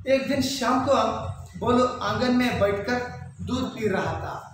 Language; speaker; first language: Hindi; non-native, local second language; Kannada